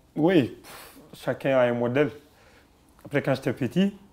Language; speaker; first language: French; non-native, local second language; Bambara